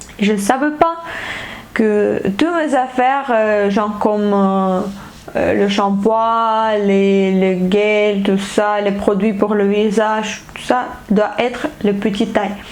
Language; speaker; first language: French; non-native, fluent; Ukrainian